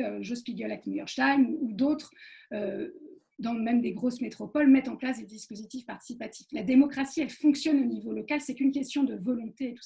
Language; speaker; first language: French; native; French